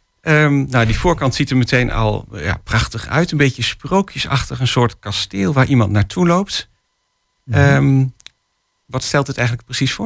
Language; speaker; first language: Dutch; native; Dutch